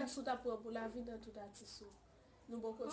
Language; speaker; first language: French; non-native, learner; Haitian Creole